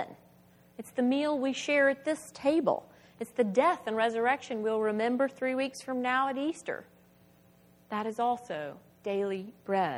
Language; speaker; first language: English; native; English